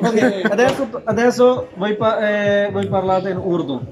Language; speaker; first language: Italian; non-native, learner; Urdu